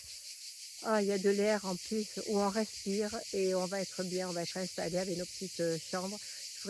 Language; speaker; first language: French; native; French